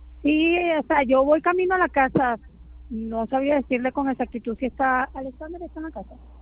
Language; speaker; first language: Spanish; native; Spanish